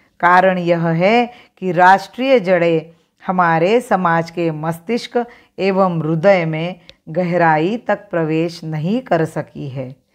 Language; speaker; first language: Hindi; non-native, local second language; Marathi